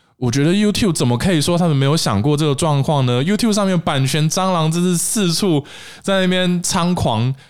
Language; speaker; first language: Chinese; native; Chinese